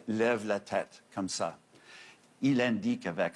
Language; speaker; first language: French; non-native, fluent; English